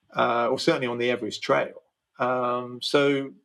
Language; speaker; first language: English; native; English